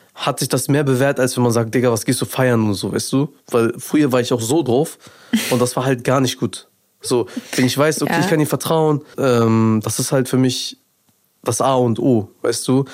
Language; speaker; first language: German; early bilingual, other home language; Persian